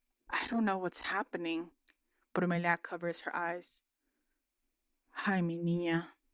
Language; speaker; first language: English; early bilingual, other home language; Spanish